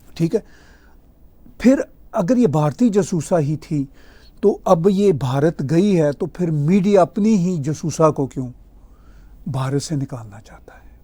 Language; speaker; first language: Urdu; non-native, local second language; Punjabi